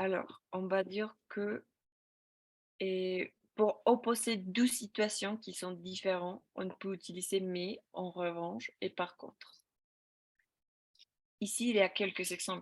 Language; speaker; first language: French; non-native, fluent; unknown